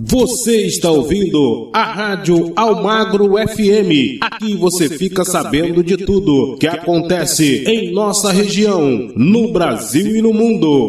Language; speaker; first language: Portuguese; native; Portuguese